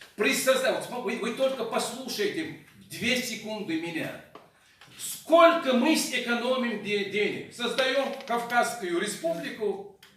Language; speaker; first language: Russian; non-native, local second language; Chechen